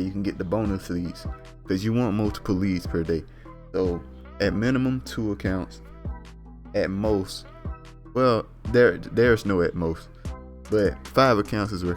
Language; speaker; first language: English; native; English